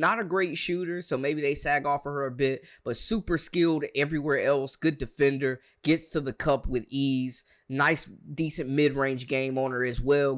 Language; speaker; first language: English; native; English